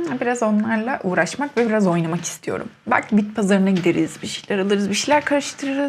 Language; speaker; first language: Turkish; native; Turkish